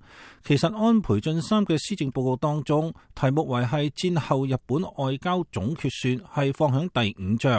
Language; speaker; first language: Chinese; native; Chinese